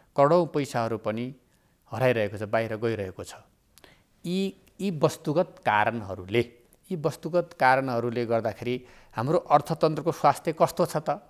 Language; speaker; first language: Nepali; native; Nepali